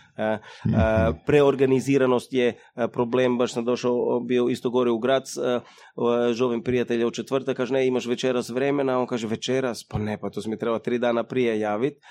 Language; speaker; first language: Croatian; early bilingual, heritage; Croatian